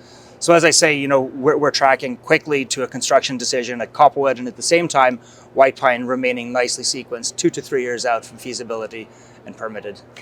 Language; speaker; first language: English; native; English